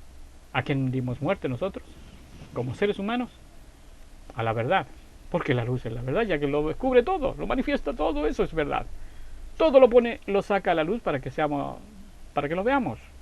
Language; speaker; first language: Spanish; native; Spanish